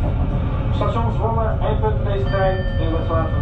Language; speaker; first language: Dutch; native; Dutch